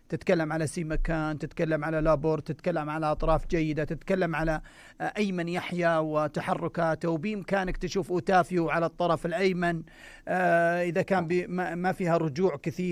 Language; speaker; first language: Arabic; native; Arabic